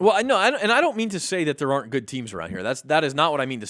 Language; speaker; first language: English; native; English